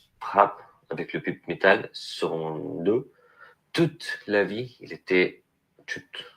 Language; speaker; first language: French; non-native, learner; Arabic